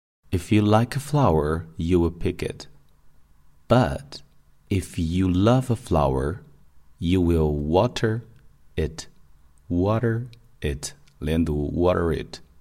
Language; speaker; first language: English; non-native, fluent; Chinese